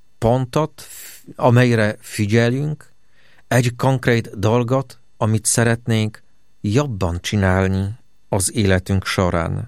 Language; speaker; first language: Hungarian; non-native, fluent; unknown